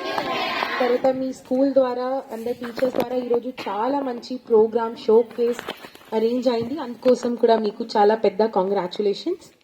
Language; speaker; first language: Telugu; non-native, learner; Hindi